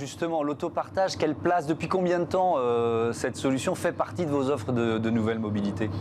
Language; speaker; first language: French; native; French